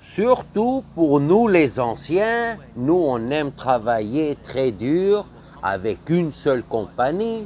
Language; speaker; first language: French; non-native, fluent; English